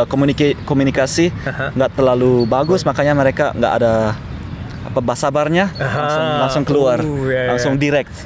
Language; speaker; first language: Indonesian; early bilingual, heritage; Indonesian